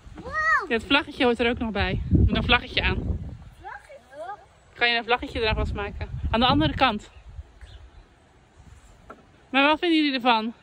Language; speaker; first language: Dutch; native; Dutch